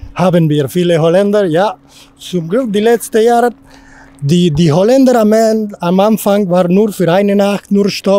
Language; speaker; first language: German; non-native, learner; Spanish